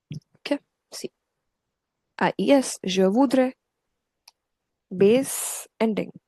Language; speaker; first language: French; non-native, fluent; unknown